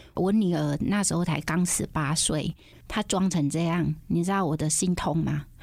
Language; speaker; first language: Chinese; non-native, fluent; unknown